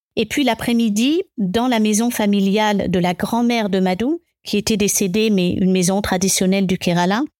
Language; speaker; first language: French; native; French